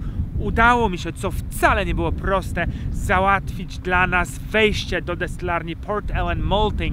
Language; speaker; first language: Polish; native; Polish